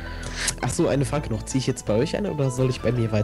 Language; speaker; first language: German; native; German